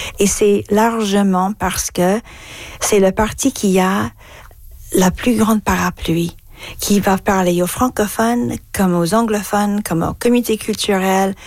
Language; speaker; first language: French; non-native, fluent; English